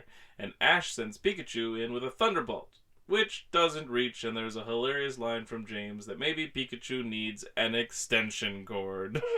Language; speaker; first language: English; native; English